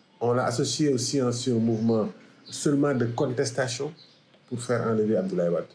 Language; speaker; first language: French; non-native, local second language; Wolof